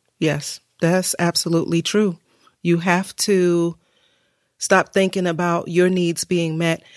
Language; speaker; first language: English; native; English